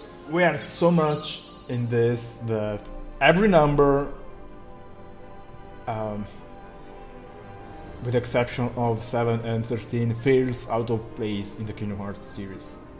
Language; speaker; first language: English; non-native, fluent; Italian